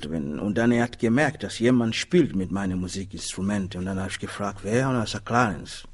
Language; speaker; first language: German; non-native, learner; Swahili